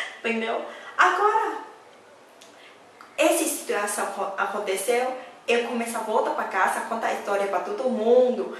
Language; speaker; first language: Portuguese; non-native, learner; Thai